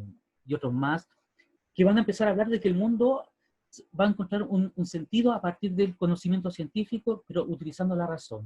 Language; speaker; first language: Spanish; native; Spanish